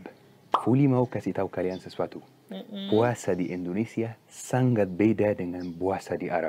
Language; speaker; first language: Indonesian; non-native, fluent; Arabic